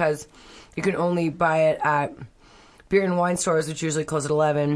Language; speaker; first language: English; native; English